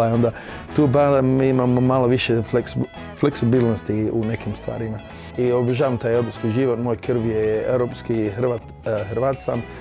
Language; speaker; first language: Croatian; early bilingual, heritage; Croatian